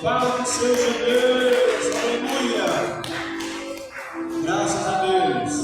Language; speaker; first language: Portuguese; native; Portuguese